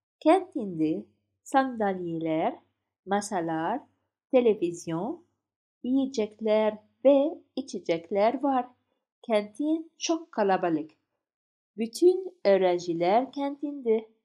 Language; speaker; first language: Turkish; non-native, fluent; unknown